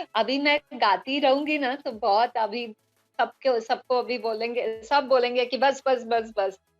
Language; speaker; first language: Hindi; non-native, local second language; Bangla